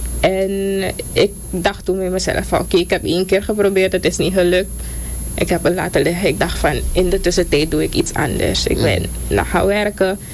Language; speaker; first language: Dutch; native; Dutch